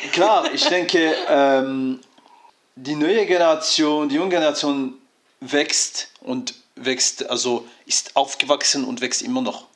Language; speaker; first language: German; non-native, fluent; French